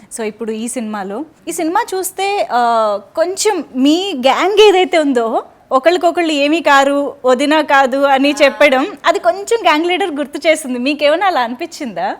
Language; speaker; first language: Telugu; native; Telugu